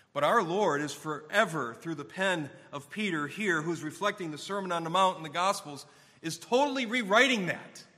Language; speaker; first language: English; native; English